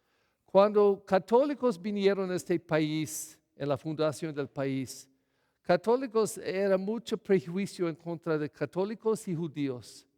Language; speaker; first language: Spanish; non-native, fluent; English